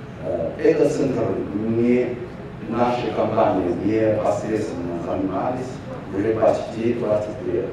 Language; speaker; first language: Russian; non-native, fluent; Chinese